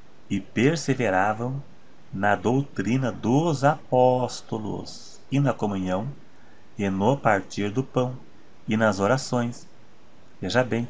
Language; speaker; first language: Portuguese; native; Portuguese